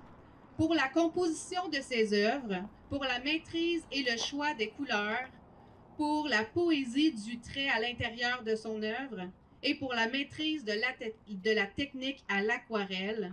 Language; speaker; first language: French; native; French